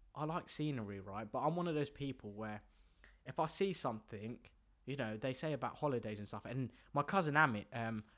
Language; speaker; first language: English; native; English